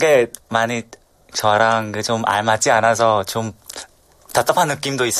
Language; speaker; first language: Korean; non-native, learner; Vietnamese